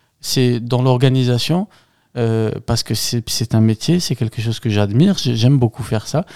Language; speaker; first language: French; non-native, local second language; Arabic